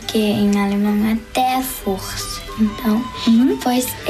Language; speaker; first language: Portuguese; early bilingual, heritage; Portuguese